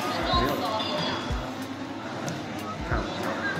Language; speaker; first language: Chinese; non-native, fluent; English